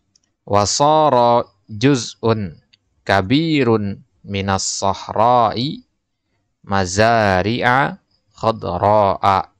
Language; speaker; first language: Arabic; non-native, fluent; Indonesian